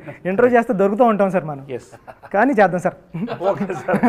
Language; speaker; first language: Telugu; native; Telugu